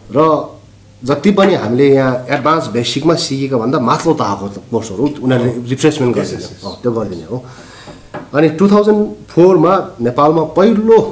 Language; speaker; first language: Nepali; non-native, local second language; Sherpa